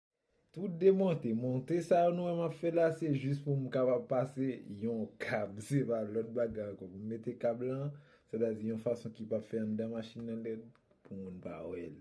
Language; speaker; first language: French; non-native, local second language; Haitian Creole